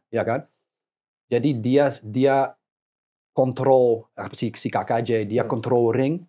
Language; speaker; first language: Indonesian; non-native, fluent; English